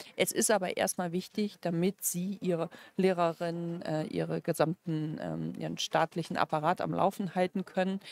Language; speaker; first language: German; native; German